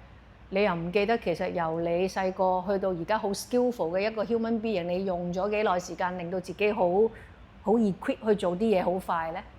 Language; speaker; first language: Cantonese; native; Cantonese